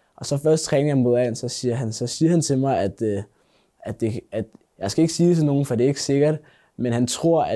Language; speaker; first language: Danish; native; Danish